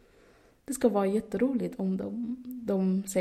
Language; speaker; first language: Swedish; non-native, learner; Arabic